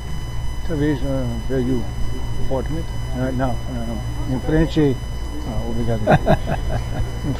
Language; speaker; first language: Portuguese; non-native, learner; English